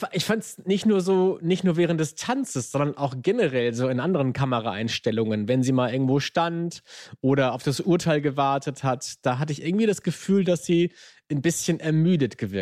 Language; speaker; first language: German; native; German